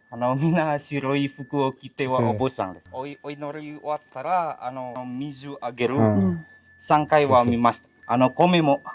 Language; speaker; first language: Japanese; non-native, learner; Indonesian